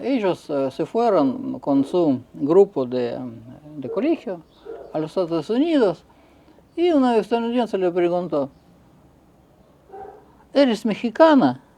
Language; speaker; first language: Spanish; non-native, fluent; Russian